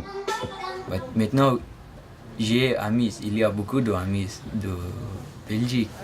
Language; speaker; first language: French; non-native, learner; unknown